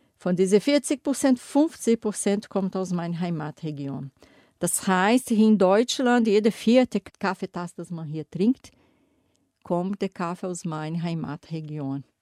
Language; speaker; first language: German; non-native, fluent; Portuguese